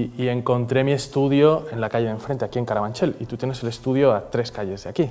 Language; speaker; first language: Spanish; native; Spanish